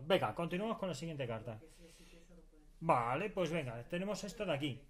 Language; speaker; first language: Spanish; native; Spanish